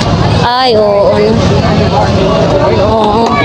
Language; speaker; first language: Filipino; native; Filipino